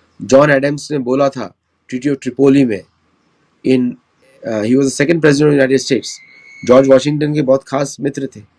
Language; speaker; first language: Hindi; native; Hindi